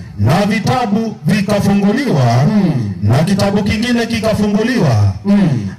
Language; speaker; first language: Swahili; non-native, local second language; Gusii